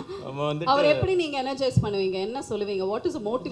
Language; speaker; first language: Tamil; native; Tamil